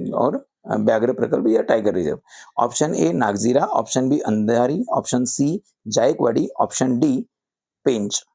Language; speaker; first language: Hindi; non-native, local second language; Marathi